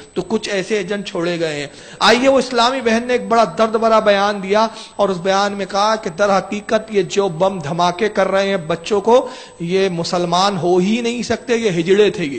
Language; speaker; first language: Urdu; native; Urdu